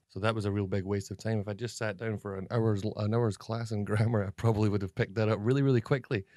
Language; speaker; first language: English; native; English